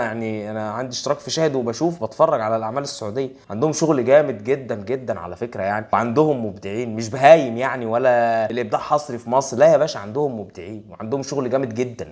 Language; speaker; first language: Arabic; native; Arabic